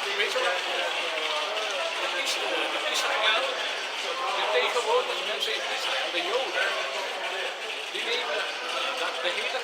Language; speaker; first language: Dutch; non-native, fluent; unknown